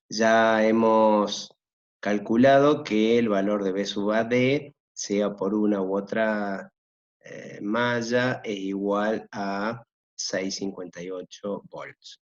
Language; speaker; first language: Spanish; native; Spanish